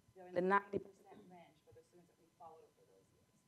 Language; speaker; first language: English; early bilingual, other home language; Haitian Creole